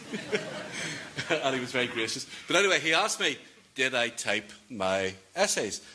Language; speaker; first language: English; native; English